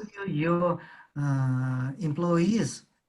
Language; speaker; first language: English; non-native, learner; Russian